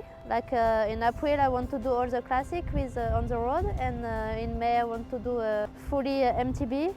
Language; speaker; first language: English; non-native, fluent; French